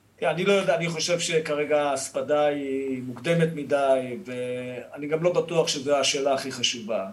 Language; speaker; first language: Hebrew; native; Hebrew